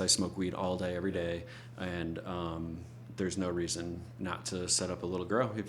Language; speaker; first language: English; native; English